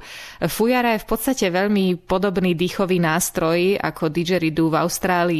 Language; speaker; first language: Slovak; native; Slovak